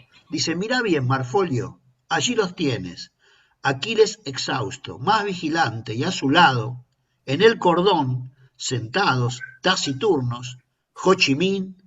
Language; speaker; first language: Spanish; native; Spanish